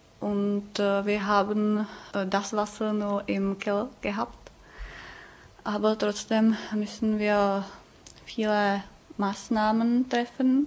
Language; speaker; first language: German; non-native, fluent; Czech